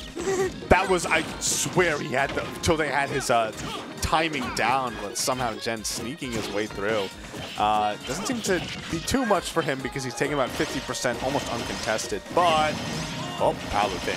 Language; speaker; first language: English; native; English